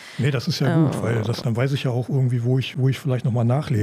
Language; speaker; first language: German; native; German